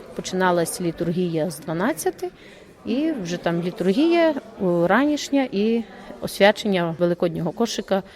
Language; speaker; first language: Ukrainian; native; Ukrainian